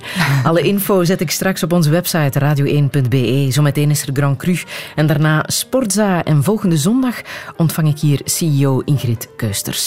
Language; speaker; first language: Dutch; native; Dutch